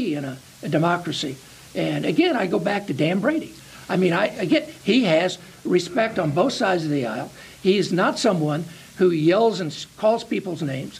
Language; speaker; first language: English; native; English